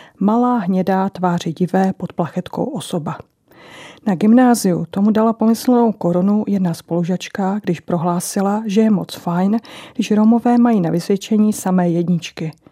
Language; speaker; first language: Czech; native; Czech